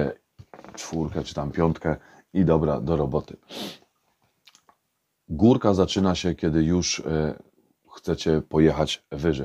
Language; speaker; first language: Polish; native; Polish